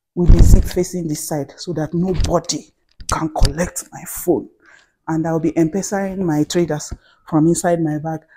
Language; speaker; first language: English; non-native, local second language; Hausa